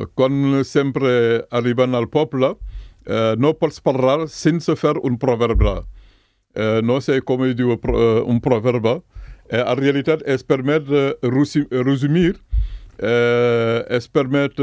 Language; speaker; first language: Catalan; non-native, fluent; Mandingo